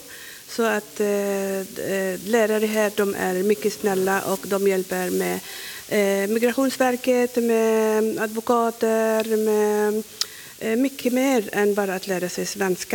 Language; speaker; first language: Swedish; non-native, fluent; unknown